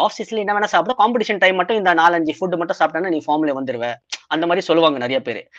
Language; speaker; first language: Tamil; native; Tamil